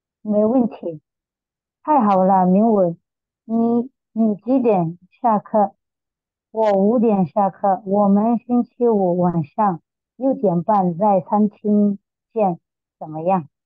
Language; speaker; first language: Chinese; non-native, learner; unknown